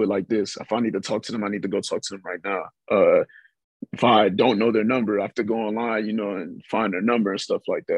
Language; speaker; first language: English; native; English